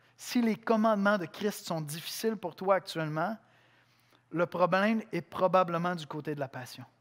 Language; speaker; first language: French; native; French